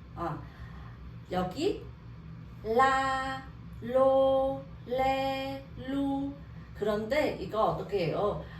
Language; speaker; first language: Korean; non-native, learner; Vietnamese